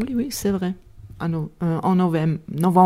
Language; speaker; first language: French; non-native, learner; Spanish